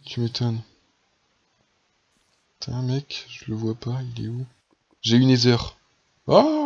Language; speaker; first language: French; native; French